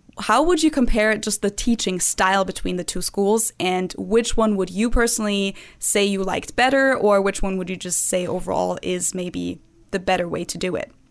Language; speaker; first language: English; non-native, fluent; German